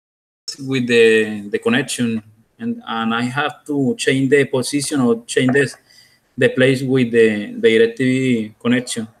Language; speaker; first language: English; non-native, learner; Spanish